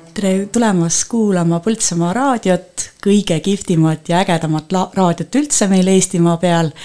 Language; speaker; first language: Estonian; native; Estonian